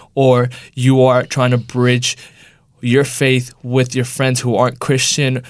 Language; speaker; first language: English; early bilingual, other home language; Spanish